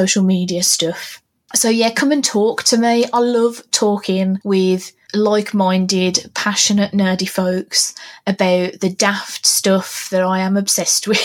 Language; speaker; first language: English; native; English